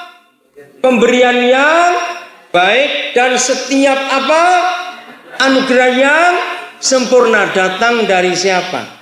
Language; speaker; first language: Indonesian; native; Indonesian